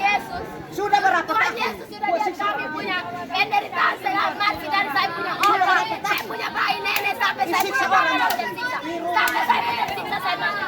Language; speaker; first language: Indonesian; non-native, local second language; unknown